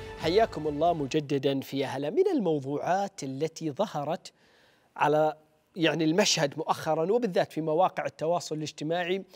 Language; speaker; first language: Arabic; native; Arabic